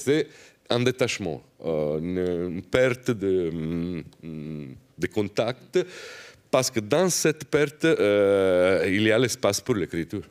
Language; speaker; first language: French; non-native, fluent; Italian